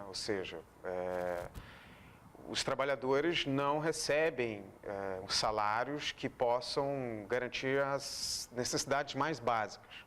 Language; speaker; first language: Portuguese; native; Portuguese